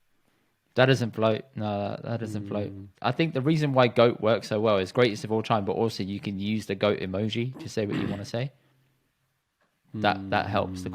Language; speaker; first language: English; early bilingual, other home language; Punjabi